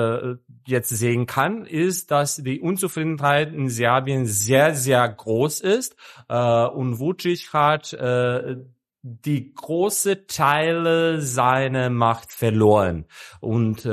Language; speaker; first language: German; non-native, fluent; Serbian